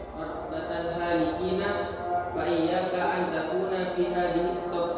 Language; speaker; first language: Arabic; non-native, learner; Indonesian